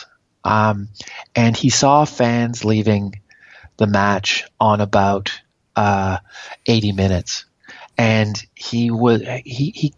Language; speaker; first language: English; native; English